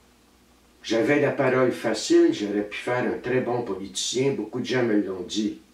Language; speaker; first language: French; native; French